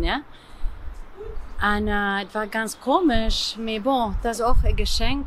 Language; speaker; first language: German; non-native, learner; Spanish